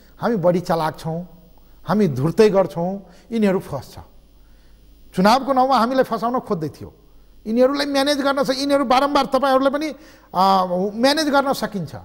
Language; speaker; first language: Nepali; non-native, local second language; Maithili